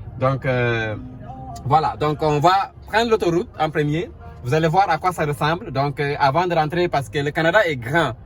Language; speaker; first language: French; non-native, local second language; Wolof